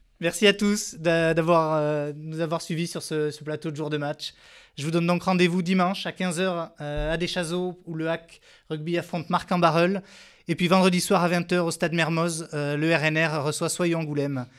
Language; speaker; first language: French; native; French